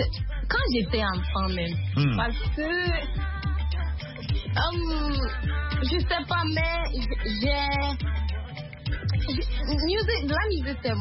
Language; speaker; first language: French; non-native, learner; Akan